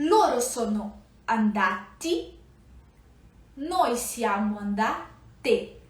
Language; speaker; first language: Italian; non-native, fluent; Portuguese